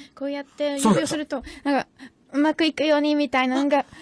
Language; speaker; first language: Japanese; non-native, fluent; English